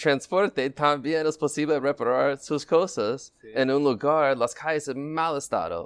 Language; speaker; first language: Spanish; non-native, learner; English